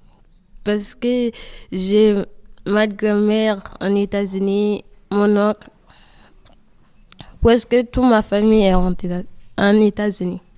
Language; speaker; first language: French; non-native, learner; Haitian Creole